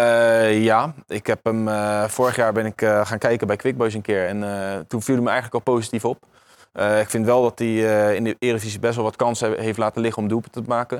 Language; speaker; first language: Dutch; native; Dutch